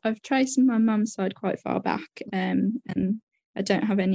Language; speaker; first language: English; native; English